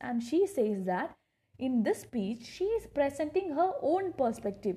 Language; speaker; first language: English; non-native, local second language; Malayalam